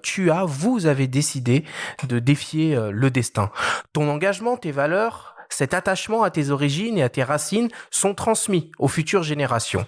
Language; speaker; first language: French; native; French